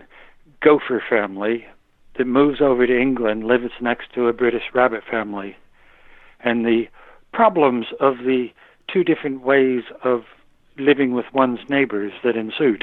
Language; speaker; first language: English; native; English